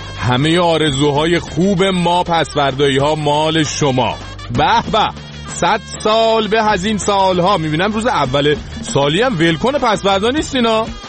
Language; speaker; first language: Persian; native; Persian